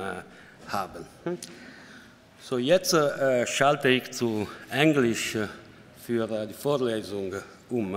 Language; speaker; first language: German; non-native, fluent; Italian